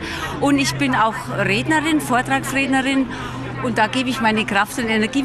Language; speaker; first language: German; native; German